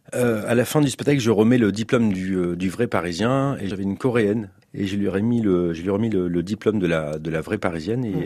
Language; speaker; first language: French; native; French